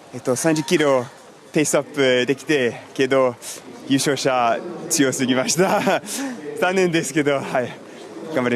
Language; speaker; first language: Japanese; non-native, learner; English